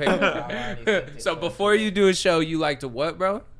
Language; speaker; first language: English; native; English